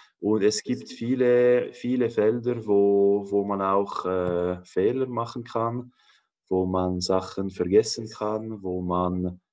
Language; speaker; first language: German; non-native, local second language; French